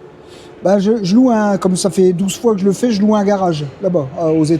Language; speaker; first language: French; native; French